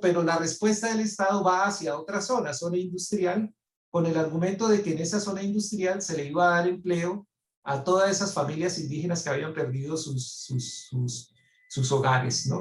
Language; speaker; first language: Spanish; native; Spanish